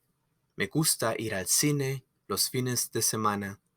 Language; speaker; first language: Spanish; non-native, fluent; English